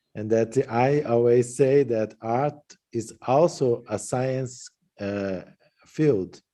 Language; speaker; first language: English; non-native, fluent; Portuguese